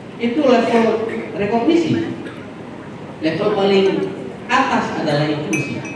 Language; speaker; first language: Indonesian; non-native, local second language; Madurese